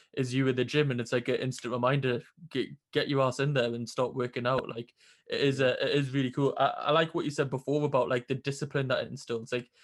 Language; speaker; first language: English; native; English